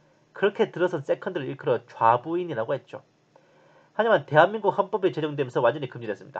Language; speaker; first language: Korean; native; Korean